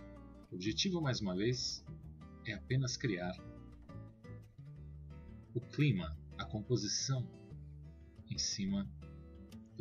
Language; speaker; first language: Portuguese; native; Portuguese